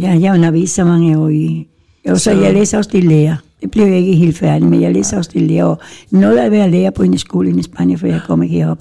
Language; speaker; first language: Danish; non-native, fluent; Spanish